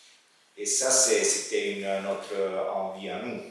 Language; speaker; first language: French; non-native, fluent; Italian